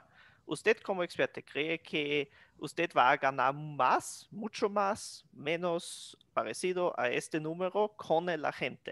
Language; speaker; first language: Spanish; non-native, fluent; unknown